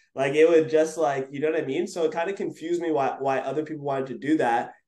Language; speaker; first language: English; native; English